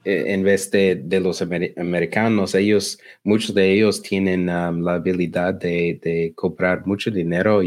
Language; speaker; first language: Spanish; non-native, learner; English